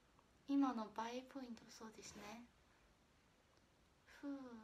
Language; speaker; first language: Japanese; non-native, fluent; Chinese